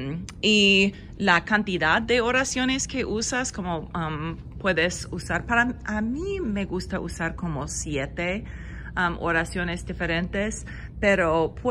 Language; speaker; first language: Spanish; non-native, fluent; English